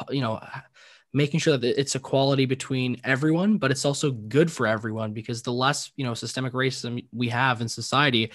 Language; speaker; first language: English; native; English